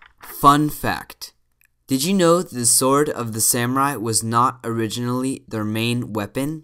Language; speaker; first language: English; native; English